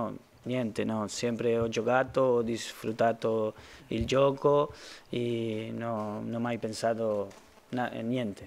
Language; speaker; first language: Italian; non-native, learner; Spanish